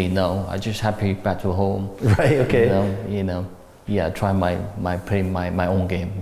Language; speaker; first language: English; non-native, learner; Chinese